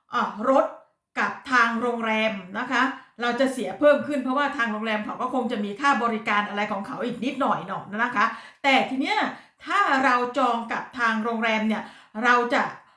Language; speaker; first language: Thai; native; Thai